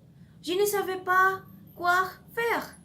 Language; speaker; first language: French; non-native, learner; Spanish